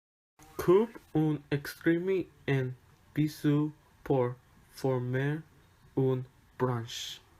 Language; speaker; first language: French; non-native, learner; English